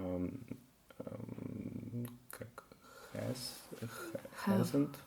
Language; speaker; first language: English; non-native, learner; Russian